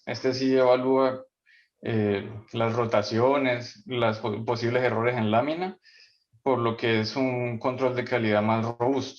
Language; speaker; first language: Spanish; native; Spanish